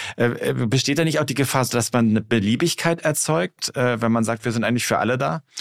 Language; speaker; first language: German; native; German